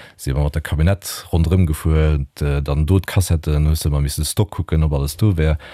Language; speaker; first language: Luxembourgish; native; Luxembourgish